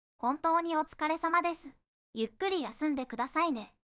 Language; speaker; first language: Japanese; native; Japanese